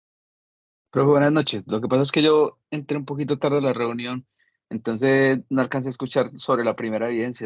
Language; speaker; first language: Spanish; native; Spanish